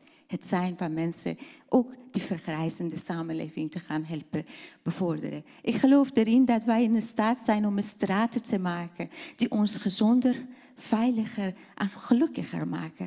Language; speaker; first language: Dutch; non-native, fluent; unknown